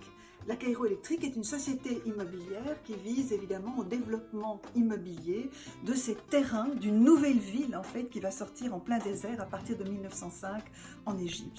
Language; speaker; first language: French; native; French